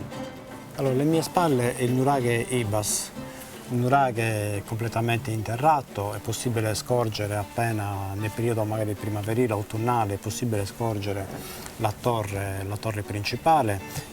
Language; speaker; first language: Italian; native; Italian